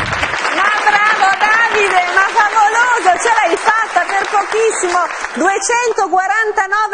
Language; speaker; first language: Italian; native; Italian